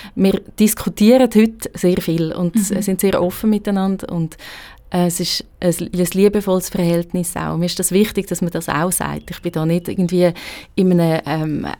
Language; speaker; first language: German; native; German